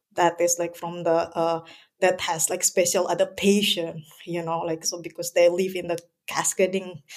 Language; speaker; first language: English; non-native, fluent; Indonesian